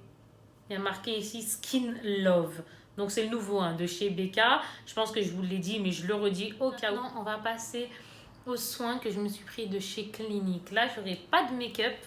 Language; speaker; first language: French; native; French